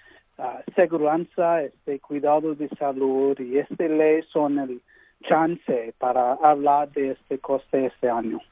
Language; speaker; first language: Spanish; early bilingual, heritage; English